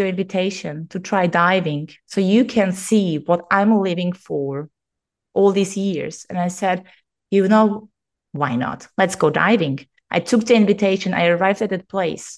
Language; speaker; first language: English; non-native, fluent; German